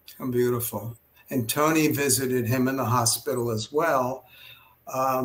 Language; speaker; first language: English; native; English